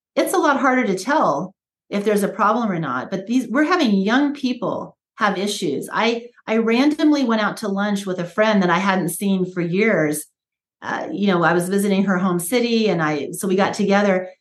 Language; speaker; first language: English; native; English